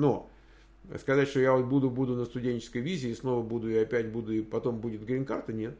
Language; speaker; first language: Russian; native; Russian